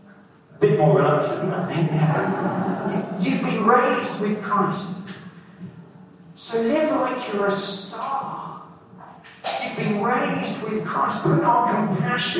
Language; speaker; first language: English; native; English